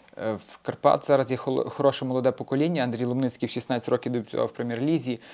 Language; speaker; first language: Ukrainian; native; Ukrainian